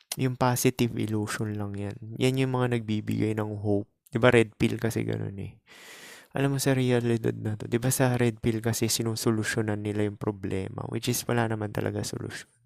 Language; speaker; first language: Filipino; native; Filipino